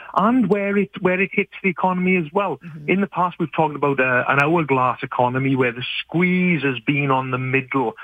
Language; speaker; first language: English; native; English